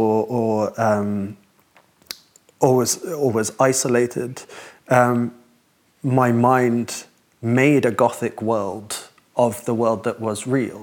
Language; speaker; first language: English; native; English